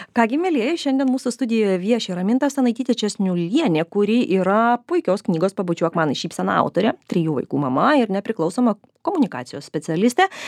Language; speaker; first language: Lithuanian; native; Lithuanian